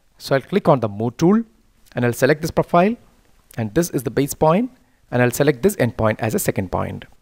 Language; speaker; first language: English; non-native, local second language; Malayalam